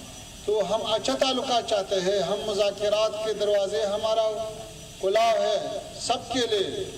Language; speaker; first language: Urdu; non-native, fluent; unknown